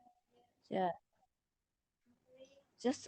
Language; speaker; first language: English; non-native, learner; Vietnamese